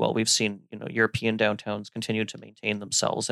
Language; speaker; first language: English; native; English